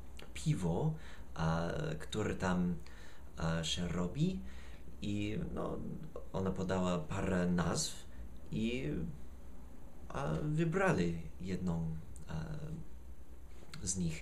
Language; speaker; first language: Polish; non-native, fluent; English